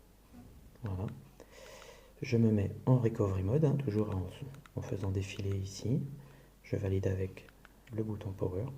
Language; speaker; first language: French; native; French